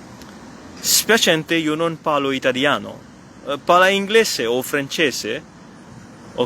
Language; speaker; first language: Italian; non-native, fluent; French